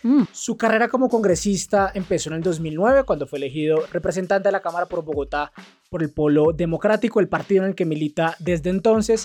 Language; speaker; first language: Spanish; native; Spanish